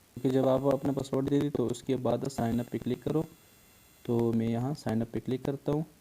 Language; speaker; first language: Urdu; non-native, local second language; Pashto